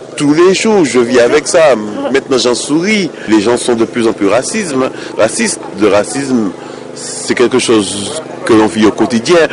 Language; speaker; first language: French; native; French